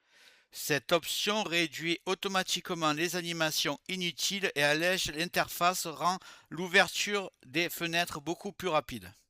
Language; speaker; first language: French; native; French